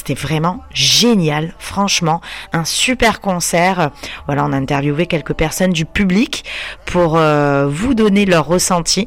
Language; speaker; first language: French; native; French